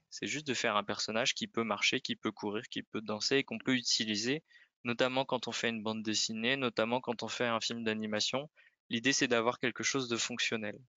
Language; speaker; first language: French; native; French